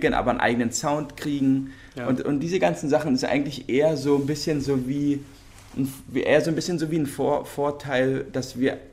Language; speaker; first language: German; native; German